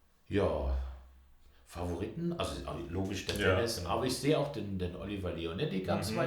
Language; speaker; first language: German; native; German